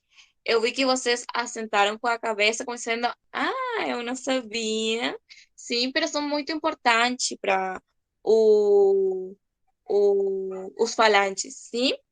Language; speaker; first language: Portuguese; non-native, fluent; Spanish